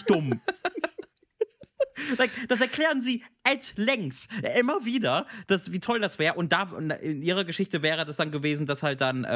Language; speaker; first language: German; native; German